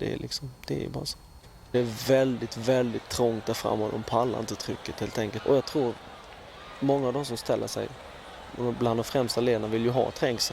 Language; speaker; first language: Swedish; native; Swedish